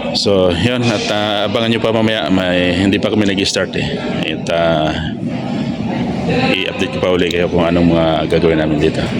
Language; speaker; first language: Filipino; native; Filipino